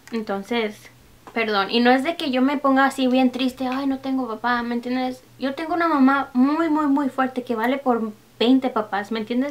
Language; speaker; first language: Spanish; early bilingual, heritage; Spanish